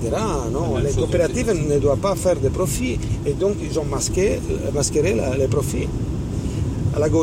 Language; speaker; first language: French; non-native, fluent; Italian